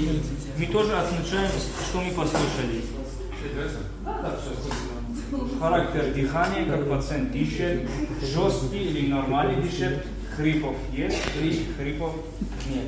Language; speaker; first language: Russian; non-native, fluent; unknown